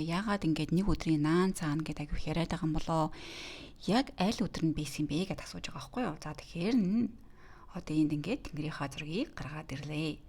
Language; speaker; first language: Mongolian; native; Mongolian